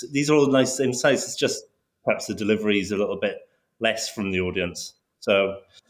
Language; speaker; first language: English; native; English